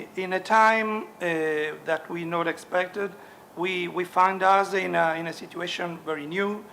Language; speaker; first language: English; non-native, learner; Italian